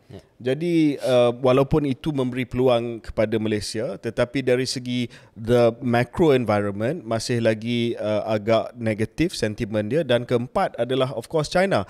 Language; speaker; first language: Malay; native; Malay